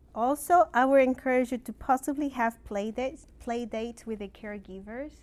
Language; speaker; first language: English; non-native, fluent; Spanish